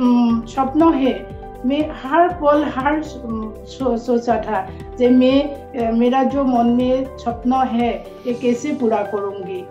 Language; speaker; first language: Hindi; non-native, local second language; Assamese